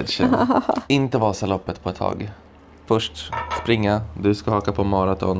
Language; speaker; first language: Swedish; native; Swedish